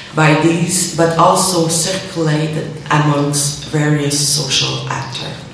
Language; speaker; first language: English; non-native, learner; French